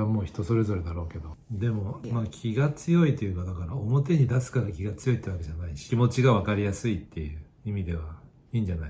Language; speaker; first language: Japanese; native; Japanese